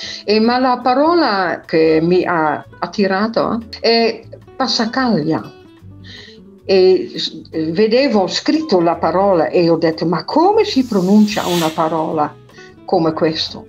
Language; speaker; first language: Italian; non-native, fluent; Dutch